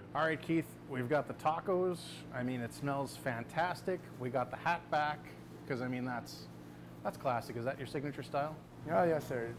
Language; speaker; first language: English; native; English